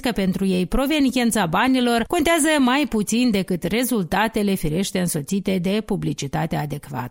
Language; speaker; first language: Romanian; native; Romanian